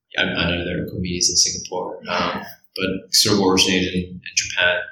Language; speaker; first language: English; early bilingual, other home language; Korean